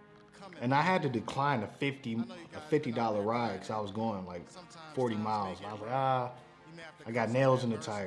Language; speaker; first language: English; native; English